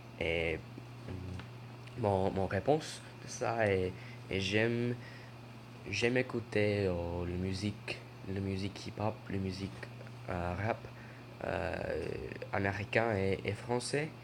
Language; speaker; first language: French; non-native, learner; English